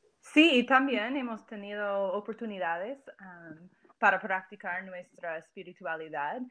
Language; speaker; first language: Spanish; non-native, fluent; English